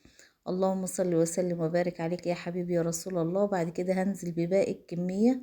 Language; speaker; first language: Arabic; native; Arabic